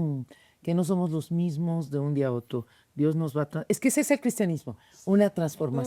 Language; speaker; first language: Spanish; native; Spanish